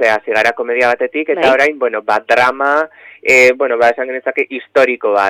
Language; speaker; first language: Basque; native; Basque